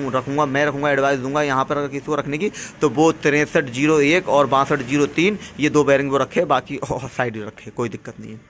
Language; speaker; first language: Hindi; native; Hindi